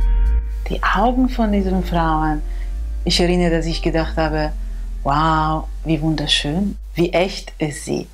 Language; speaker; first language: German; non-native, fluent; Italian